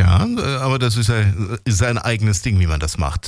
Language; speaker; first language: German; native; German